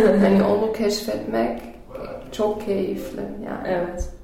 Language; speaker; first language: Turkish; non-native, learner; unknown